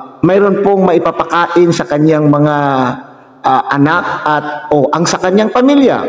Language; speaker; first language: Filipino; native; Filipino